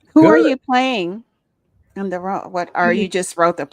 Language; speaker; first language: English; native; English